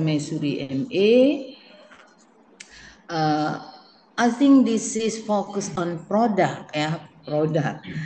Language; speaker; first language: English; non-native, learner; Indonesian